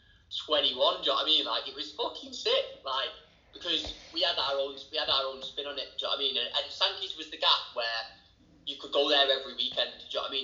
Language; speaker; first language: English; native; English